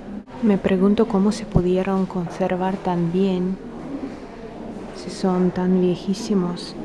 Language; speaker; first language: Spanish; non-native, fluent; Russian